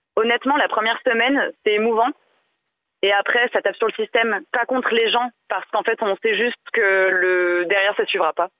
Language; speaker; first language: French; native; French